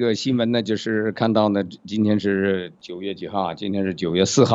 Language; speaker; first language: Chinese; native; Chinese